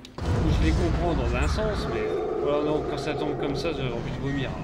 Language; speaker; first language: French; native; French